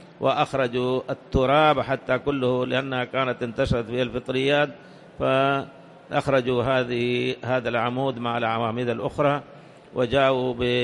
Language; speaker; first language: Arabic; non-native, fluent; Urdu